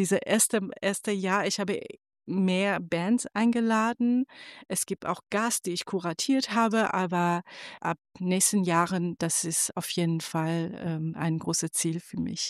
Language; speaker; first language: German; non-native, fluent; Persian